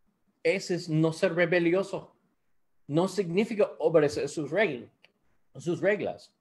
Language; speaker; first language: Spanish; non-native, learner; English